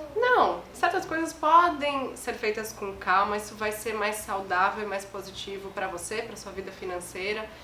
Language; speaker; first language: Portuguese; native; Portuguese